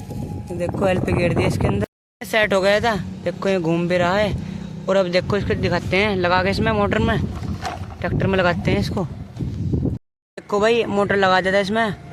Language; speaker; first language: Hindi; native; Hindi